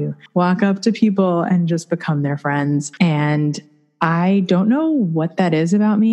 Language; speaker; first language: English; native; English